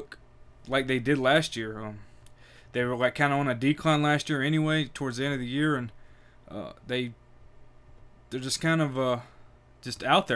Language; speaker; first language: English; native; English